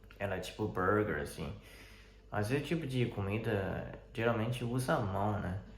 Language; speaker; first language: Portuguese; non-native, fluent; Chinese